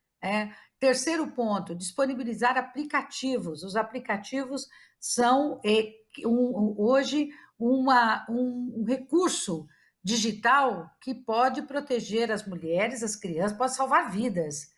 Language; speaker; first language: Portuguese; native; Portuguese